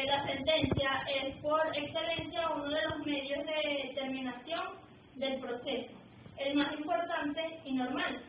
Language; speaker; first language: Spanish; native; Spanish